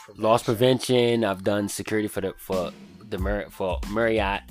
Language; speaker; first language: English; native; English